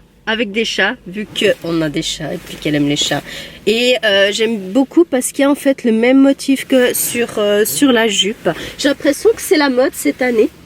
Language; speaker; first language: French; native; French